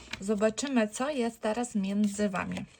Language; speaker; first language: Polish; non-native, learner; Ukrainian